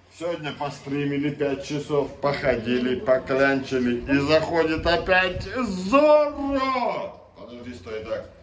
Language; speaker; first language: Russian; native; Russian